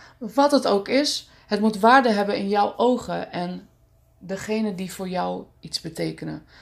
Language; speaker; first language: Dutch; non-native, local second language; Papiamento